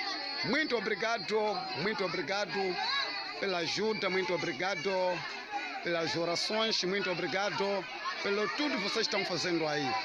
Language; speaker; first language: Portuguese; non-native, fluent; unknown